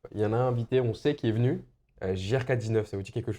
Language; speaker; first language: French; native; French